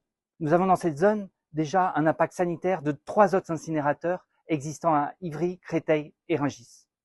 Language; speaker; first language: French; native; French